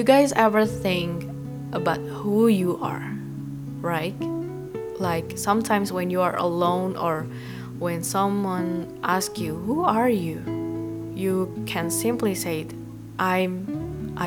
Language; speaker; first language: English; non-native, fluent; Indonesian